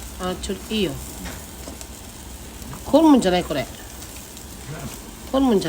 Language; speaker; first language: Japanese; non-native, fluent; Filipino